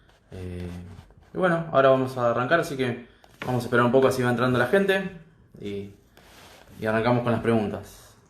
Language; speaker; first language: Spanish; native; Spanish